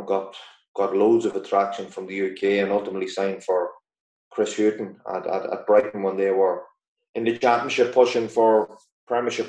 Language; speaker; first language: English; native; English